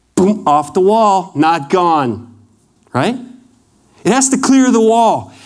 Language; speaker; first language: English; native; English